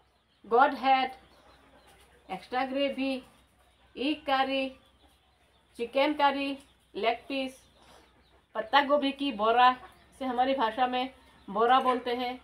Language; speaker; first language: Hindi; non-native, local second language; Bangla